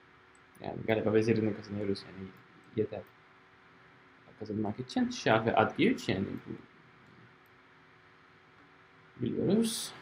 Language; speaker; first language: Turkish; non-native, fluent; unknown